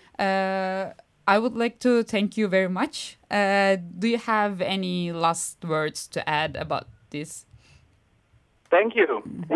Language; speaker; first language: English; non-native, fluent; Turkish